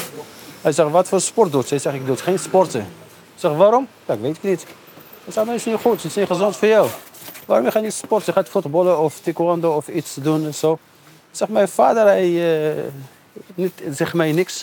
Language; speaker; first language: Dutch; non-native, learner; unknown